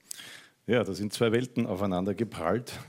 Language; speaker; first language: German; native; German